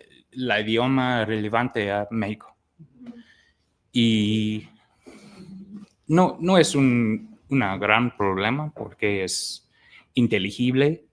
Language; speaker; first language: Spanish; non-native, fluent; English